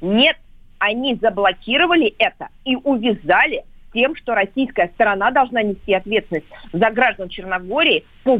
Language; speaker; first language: Russian; native; Russian